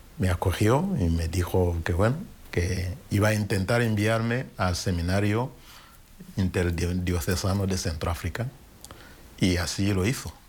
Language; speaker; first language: Spanish; non-native, fluent; Kinyarwanda